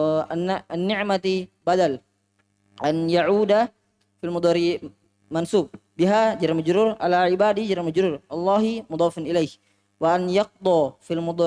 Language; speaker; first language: Arabic; non-native, learner; Indonesian